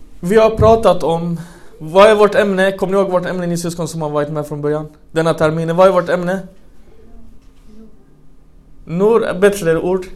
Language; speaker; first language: Swedish; non-native, fluent; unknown